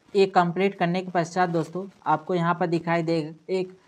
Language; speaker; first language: Hindi; native; Hindi